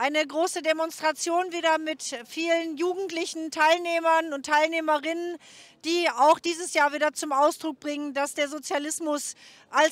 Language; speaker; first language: German; native; German